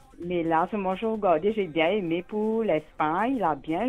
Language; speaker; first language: French; non-native, local second language; Morisyen